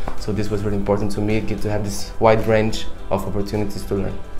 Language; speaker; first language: English; non-native, fluent; Portuguese